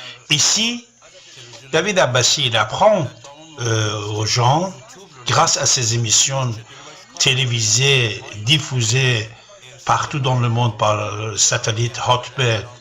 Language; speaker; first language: French; non-native, fluent; Persian